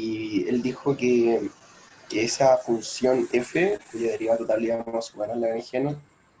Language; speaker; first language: Spanish; native; Spanish